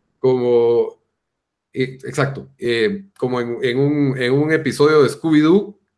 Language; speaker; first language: Spanish; native; Spanish